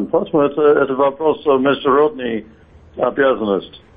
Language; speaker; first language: Russian; non-native, fluent; English